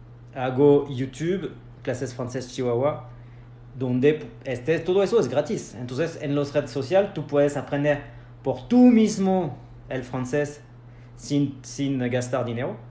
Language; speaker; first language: Spanish; non-native, fluent; French